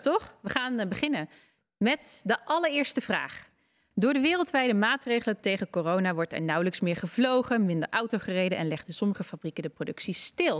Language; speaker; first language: Dutch; native; Dutch